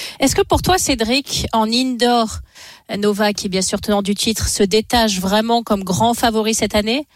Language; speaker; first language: French; native; French